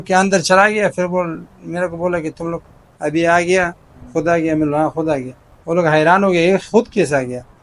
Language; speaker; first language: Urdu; non-native, fluent; Pashto